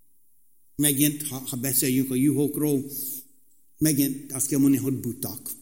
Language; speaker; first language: Hungarian; non-native, fluent; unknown